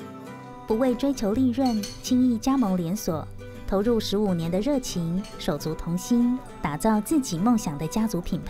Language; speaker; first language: Chinese; native; Chinese